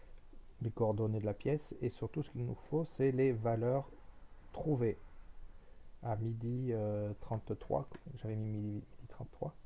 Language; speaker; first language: French; native; French